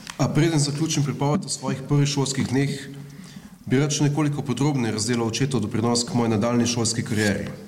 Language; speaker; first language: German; non-native, fluent; Slovenian